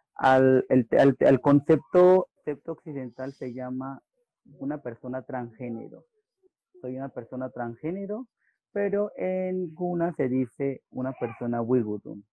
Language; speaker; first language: Spanish; non-native, local second language; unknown